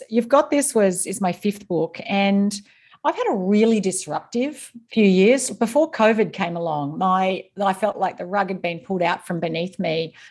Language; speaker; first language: English; native; English